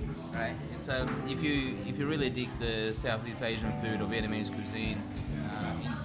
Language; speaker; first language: English; native; English